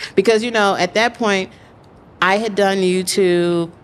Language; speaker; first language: English; native; English